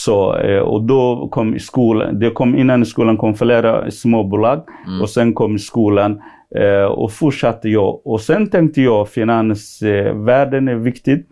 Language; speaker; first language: Swedish; non-native, fluent; Somali